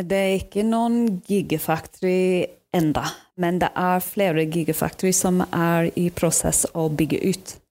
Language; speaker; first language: Norwegian; non-native, fluent; English